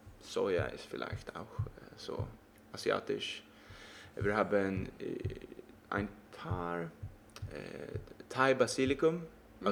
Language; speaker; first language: German; non-native, learner; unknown